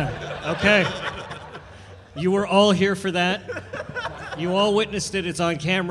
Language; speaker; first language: English; native; English